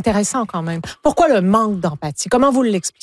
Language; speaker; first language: French; native; French